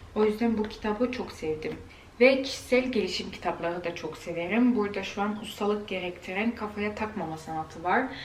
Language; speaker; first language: Turkish; early bilingual, heritage; Turkish